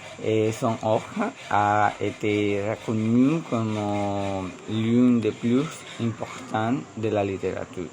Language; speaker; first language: French; non-native, learner; Spanish